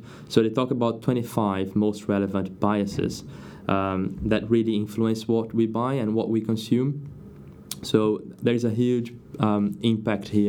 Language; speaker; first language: English; non-native, fluent; Portuguese